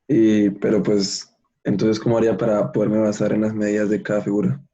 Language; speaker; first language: Spanish; native; Spanish